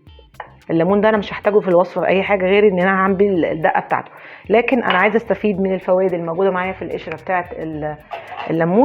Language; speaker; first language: Arabic; native; Arabic